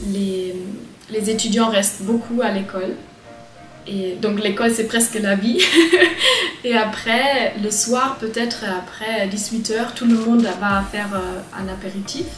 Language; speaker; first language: French; non-native, fluent; German